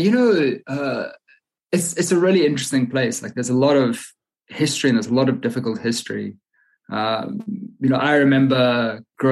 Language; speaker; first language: English; native; English